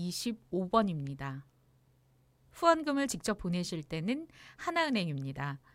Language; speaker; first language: Korean; native; Korean